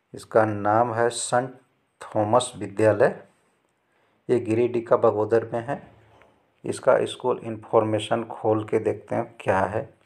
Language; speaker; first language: Hindi; native; Hindi